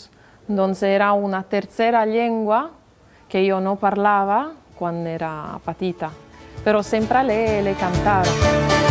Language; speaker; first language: Catalan; non-native, local second language; German